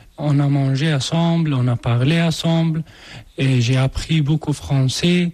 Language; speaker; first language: French; non-native, learner; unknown